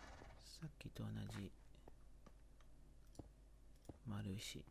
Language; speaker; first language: Japanese; non-native, learner; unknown